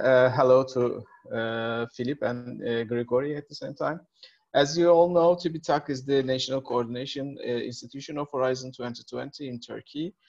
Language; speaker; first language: English; non-native, fluent; Turkish